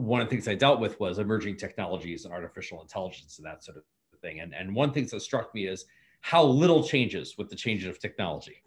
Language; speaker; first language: English; native; English